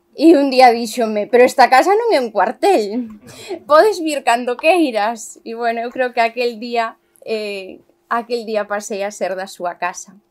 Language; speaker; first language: Galician; native; Galician